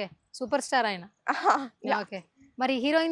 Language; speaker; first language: Telugu; native; Telugu